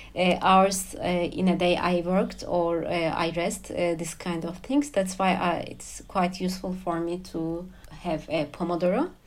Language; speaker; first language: English; non-native, fluent; Turkish